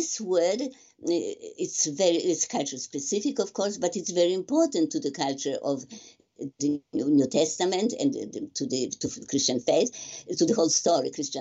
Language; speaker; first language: English; non-native, fluent; Polish